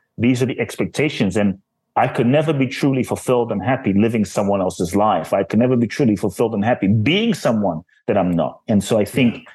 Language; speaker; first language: English; native; English